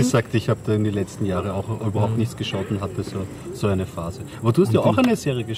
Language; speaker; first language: German; native; German